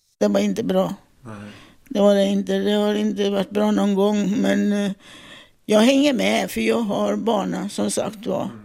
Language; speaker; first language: Swedish; non-native, fluent; Italian